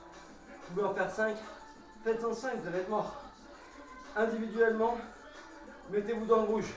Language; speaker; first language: French; native; French